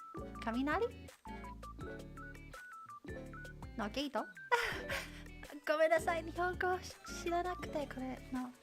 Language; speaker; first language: Japanese; non-native, learner; Chinese